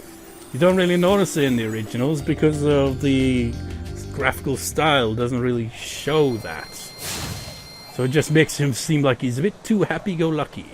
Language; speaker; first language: English; native; English